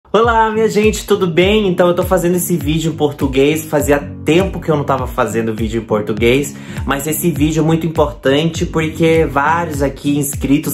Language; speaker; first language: Portuguese; non-native, fluent; Spanish